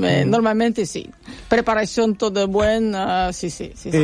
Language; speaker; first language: Spanish; non-native, learner; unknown